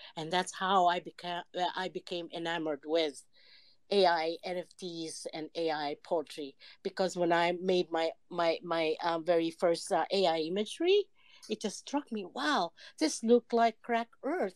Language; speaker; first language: English; non-native, local second language; Filipino